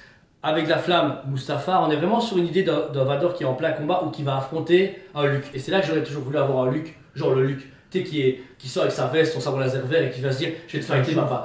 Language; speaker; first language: French; native; French